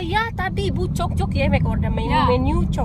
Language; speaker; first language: Turkish; non-native, learner; Indonesian